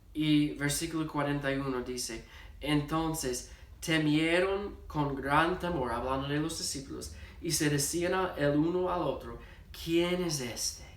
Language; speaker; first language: Spanish; non-native, fluent; English